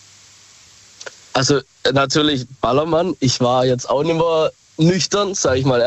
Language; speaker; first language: German; native; German